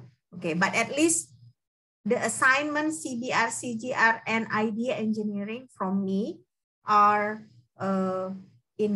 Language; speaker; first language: English; non-native, fluent; Indonesian